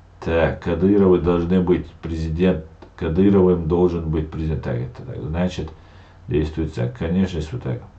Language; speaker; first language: Russian; non-native, local second language; Chechen